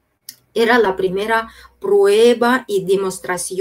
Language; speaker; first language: Spanish; non-native, fluent; Russian